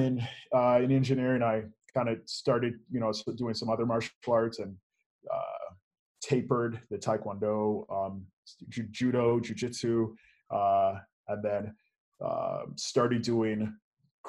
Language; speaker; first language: English; native; English